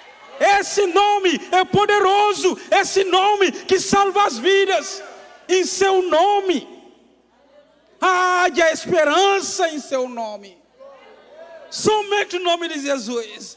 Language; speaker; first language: Portuguese; non-native, fluent; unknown